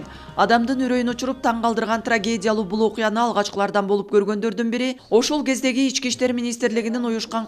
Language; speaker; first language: Kyrgyz; native; Kyrgyz